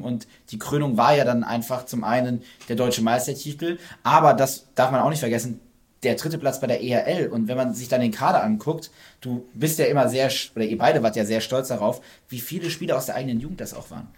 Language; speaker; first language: German; native; German